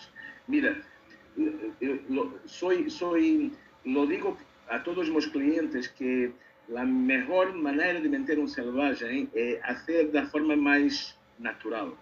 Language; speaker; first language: Spanish; non-native, learner; Portuguese